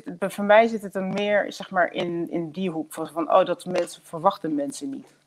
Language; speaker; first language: Dutch; native; Dutch